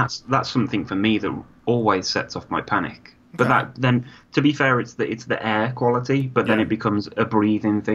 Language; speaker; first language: English; native; English